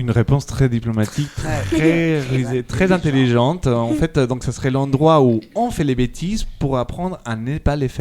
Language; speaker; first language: French; native; French